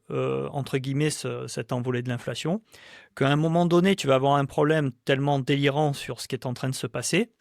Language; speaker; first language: French; native; French